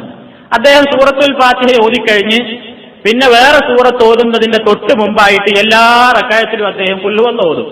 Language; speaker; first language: Malayalam; native; Malayalam